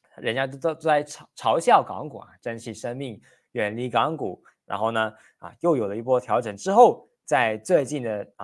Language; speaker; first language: Chinese; native; Chinese